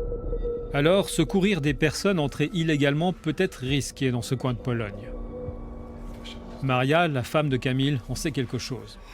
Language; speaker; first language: French; native; French